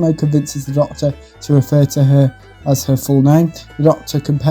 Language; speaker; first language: English; native; English